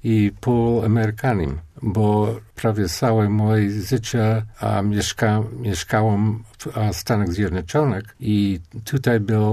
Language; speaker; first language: Polish; non-native, learner; English